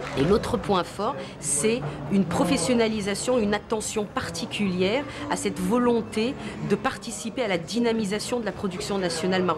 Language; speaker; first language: French; non-native, local second language; Arabic